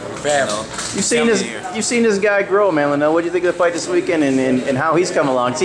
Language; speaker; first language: English; native; English